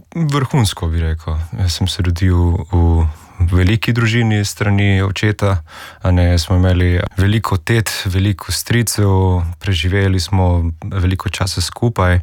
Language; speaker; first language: Slovenian; non-native, fluent; Spanish